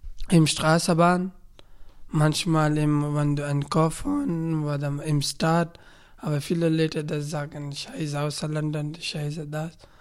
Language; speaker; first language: German; non-native, learner; Persian